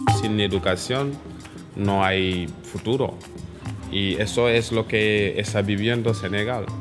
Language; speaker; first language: Spanish; non-native, fluent; Wolof